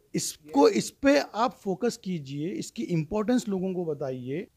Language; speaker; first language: Hindi; non-native, local second language; Urdu